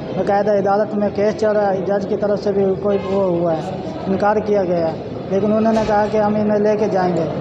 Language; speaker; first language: Urdu; non-native, local second language; Punjabi